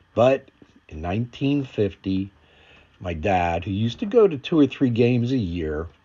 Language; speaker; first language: English; native; English